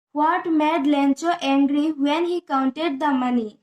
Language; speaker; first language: English; non-native, local second language; Assamese